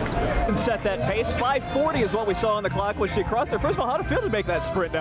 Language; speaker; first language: English; native; English